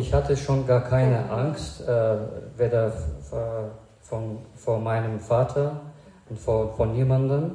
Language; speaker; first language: German; non-native, fluent; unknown